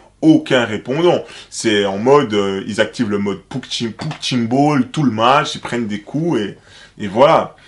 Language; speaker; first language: French; native; French